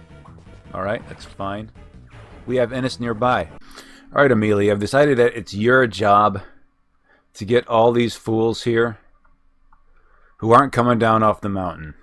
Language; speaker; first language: English; native; English